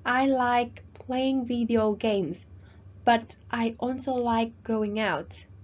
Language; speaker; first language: English; non-native, fluent; Vietnamese